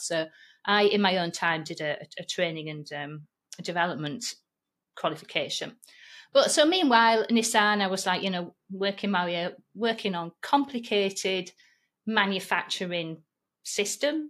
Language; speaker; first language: English; native; English